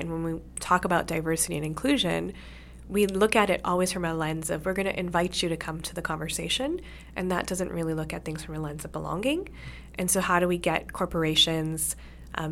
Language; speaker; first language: English; native; English